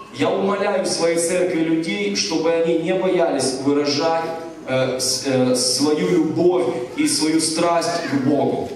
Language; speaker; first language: Russian; native; Russian